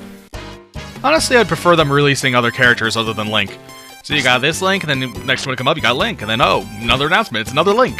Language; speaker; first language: English; native; English